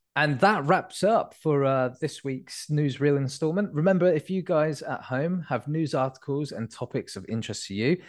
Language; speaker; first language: English; native; English